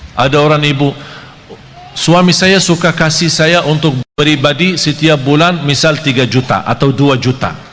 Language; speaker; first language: Malay; non-native, fluent; Arabic